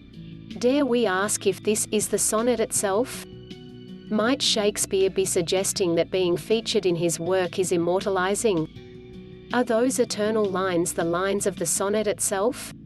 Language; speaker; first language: English; native; English